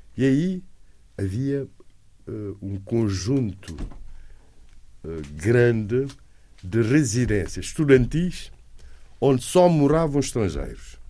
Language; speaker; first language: Portuguese; non-native, local second language; Kabuverdianu